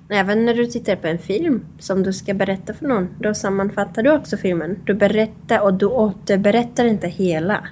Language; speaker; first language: Swedish; non-native, fluent; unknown